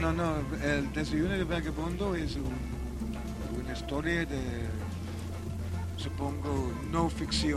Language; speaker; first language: Spanish; non-native, fluent; Welsh